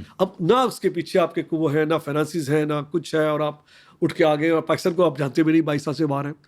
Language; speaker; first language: Urdu; native; Urdu